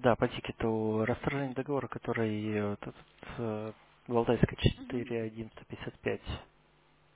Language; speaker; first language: Russian; native; Russian